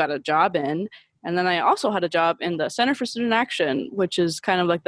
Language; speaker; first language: English; early bilingual, other home language; Spanish